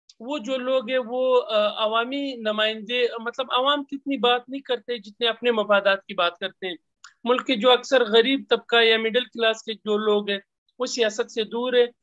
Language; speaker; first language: Urdu; non-native, local second language; Pashto